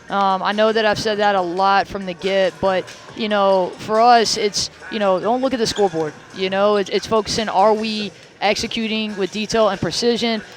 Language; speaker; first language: English; native; English